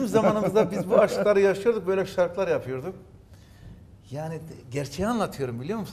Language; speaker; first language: Turkish; native; Turkish